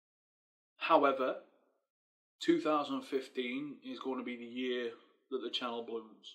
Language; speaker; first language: English; native; English